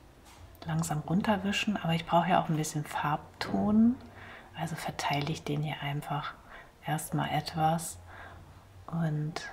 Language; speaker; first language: German; native; German